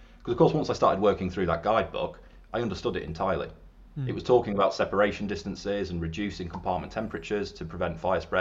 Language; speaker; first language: English; native; English